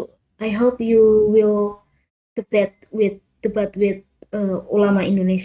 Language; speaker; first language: English; non-native, learner; Indonesian